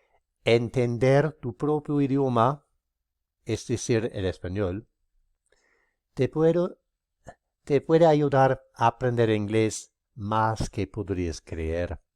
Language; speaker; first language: Spanish; non-native, fluent; English